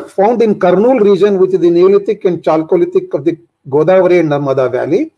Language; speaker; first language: English; non-native, local second language; Kannada